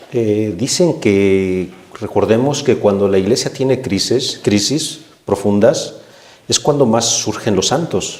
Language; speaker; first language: Spanish; native; Spanish